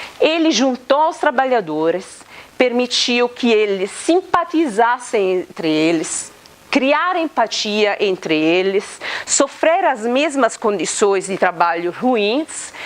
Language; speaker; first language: Portuguese; non-native, fluent; Italian